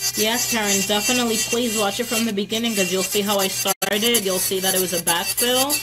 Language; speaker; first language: English; native; English